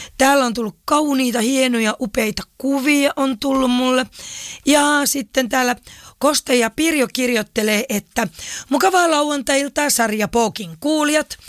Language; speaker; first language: Finnish; native; Finnish